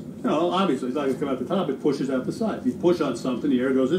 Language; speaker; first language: English; native; English